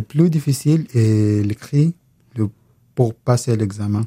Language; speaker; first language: French; non-native, learner; Arabic